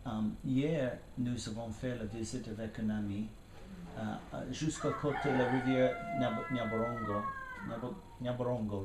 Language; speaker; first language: French; non-native, fluent; English